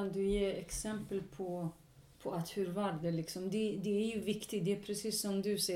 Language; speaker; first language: Swedish; non-native, local second language; Kurdish